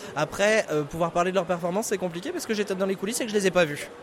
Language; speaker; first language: French; native; French